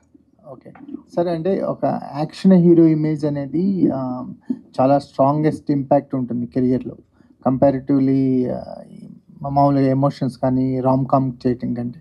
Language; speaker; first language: Telugu; native; Telugu